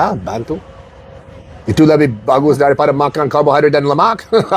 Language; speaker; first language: Indonesian; non-native, learner; English